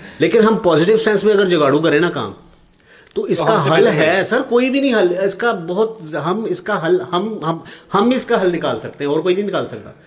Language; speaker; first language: Urdu; non-native, local second language; Punjabi